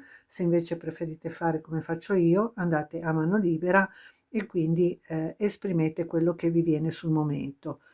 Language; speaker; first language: Italian; native; Italian